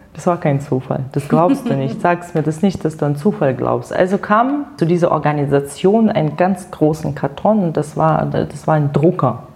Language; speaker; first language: German; non-native, fluent; Russian